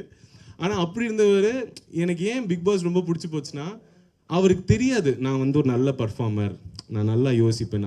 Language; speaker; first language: Tamil; native; Tamil